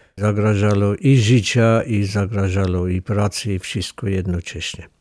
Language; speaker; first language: Polish; non-native, fluent; Armenian